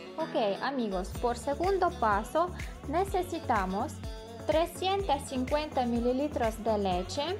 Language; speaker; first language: Spanish; non-native, learner; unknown